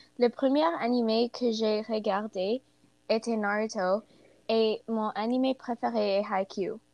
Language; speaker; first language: French; non-native, learner; English